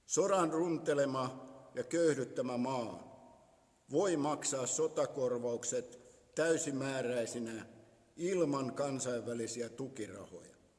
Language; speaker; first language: Finnish; native; Finnish